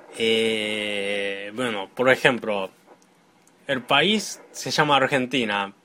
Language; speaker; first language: Spanish; non-native, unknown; Japanese